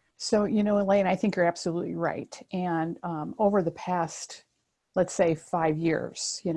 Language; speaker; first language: English; native; English